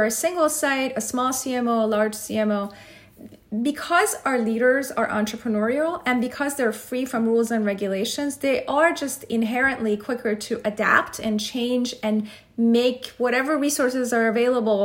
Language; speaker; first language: English; non-native, fluent; Persian